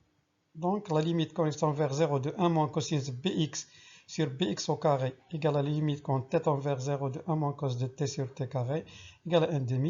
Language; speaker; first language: French; non-native, local second language; Arabic